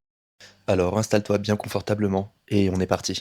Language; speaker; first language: French; native; French